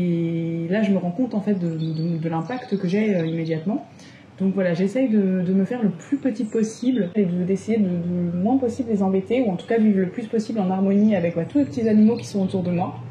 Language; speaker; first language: French; native; French